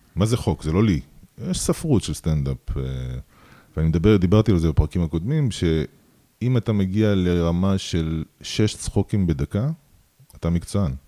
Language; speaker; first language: Hebrew; early bilingual, other home language; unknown